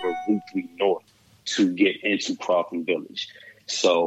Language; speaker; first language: English; native; English